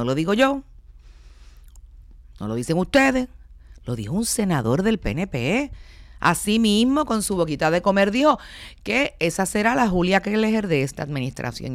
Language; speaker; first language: Spanish; native; Spanish